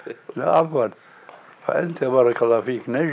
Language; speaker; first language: Arabic; native; Arabic